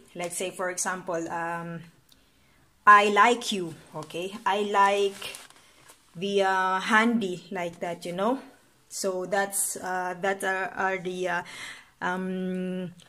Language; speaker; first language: English; non-native, local second language; Filipino